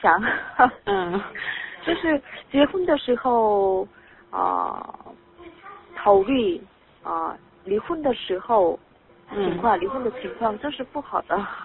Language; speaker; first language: Chinese; non-native, learner; Korean